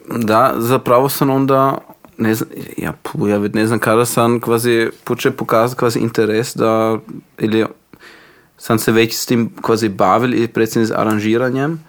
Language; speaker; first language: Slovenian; non-native, learner; Croatian